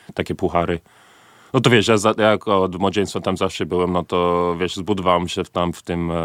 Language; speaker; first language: Polish; early bilingual, heritage; Polish